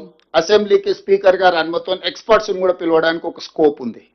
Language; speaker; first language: Telugu; native; Telugu